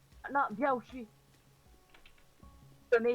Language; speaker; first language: French; native; French